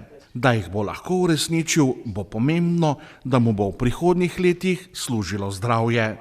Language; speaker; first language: Slovenian; native; Slovenian